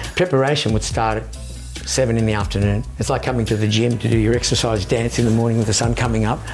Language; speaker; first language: English; native; English